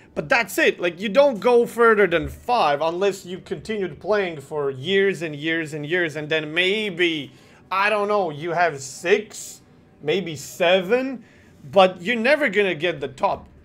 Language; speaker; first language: English; non-native, fluent; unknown